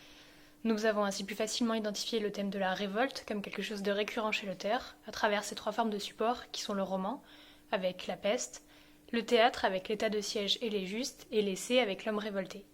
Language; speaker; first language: French; native; French